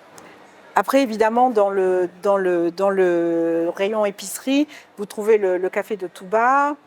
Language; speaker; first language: French; native; French